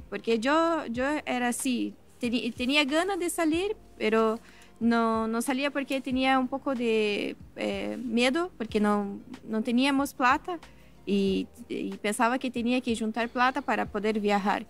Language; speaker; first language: Spanish; non-native, learner; Portuguese